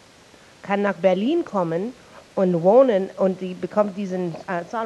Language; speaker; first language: German; non-native, fluent; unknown